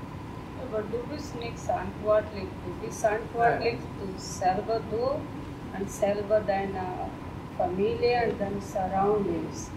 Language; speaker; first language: German; non-native, learner; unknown